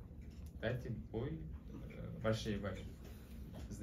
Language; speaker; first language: Russian; non-native, learner; Uzbek